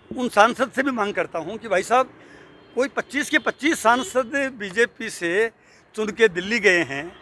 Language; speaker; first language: Hindi; native; Hindi